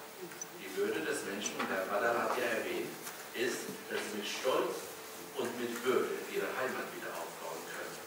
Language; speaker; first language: German; early bilingual, other home language; Kurdish